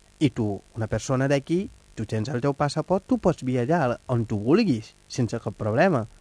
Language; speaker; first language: Catalan; non-native, fluent; Wolof